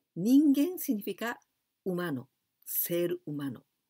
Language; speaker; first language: Spanish; non-native, fluent; Japanese